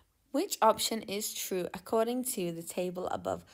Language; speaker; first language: English; non-native, fluent; Turkish